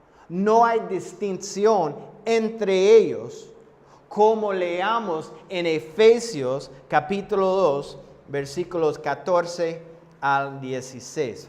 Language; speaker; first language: Spanish; non-native, fluent; English